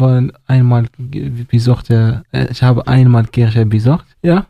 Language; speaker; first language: German; non-native, learner; Arabic